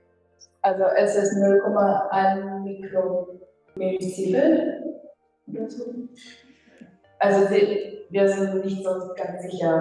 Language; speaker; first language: German; non-native, fluent; Japanese